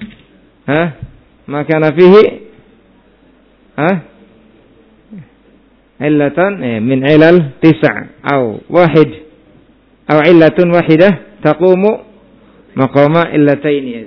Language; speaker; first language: Arabic; non-native, fluent; Indonesian